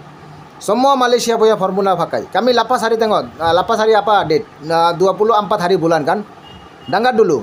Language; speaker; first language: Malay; non-native, learner; Bangla